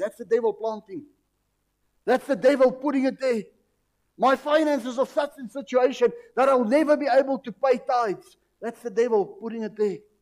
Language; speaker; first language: English; non-native, local second language; Afrikaans